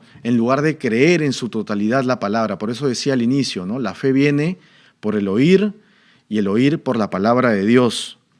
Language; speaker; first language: Spanish; native; Spanish